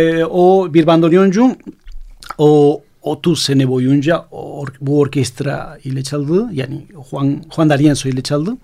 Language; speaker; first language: Turkish; non-native, fluent; Spanish